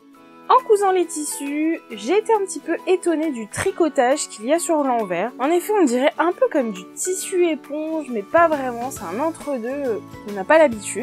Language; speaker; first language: French; native; French